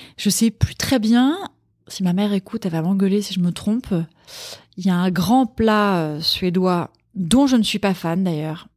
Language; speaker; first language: French; native; French